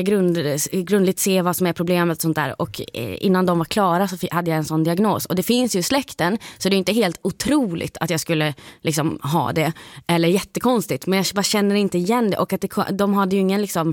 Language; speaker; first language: Swedish; native; Swedish